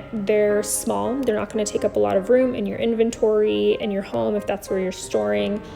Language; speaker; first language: English; native; English